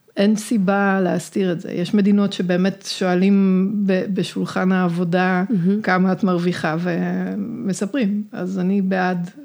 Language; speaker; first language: Hebrew; non-native, fluent; Dutch